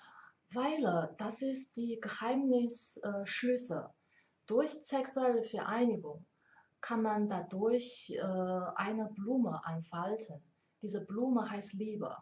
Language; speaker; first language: German; non-native, learner; Chinese